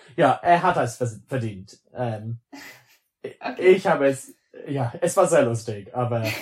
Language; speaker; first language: German; non-native, learner; English